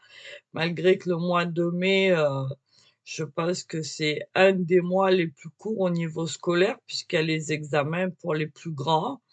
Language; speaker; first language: French; native; French